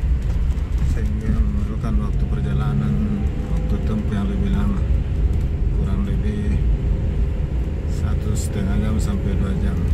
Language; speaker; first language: Indonesian; native; Indonesian